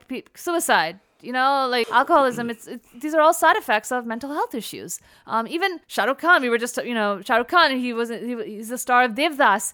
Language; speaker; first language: English; native; English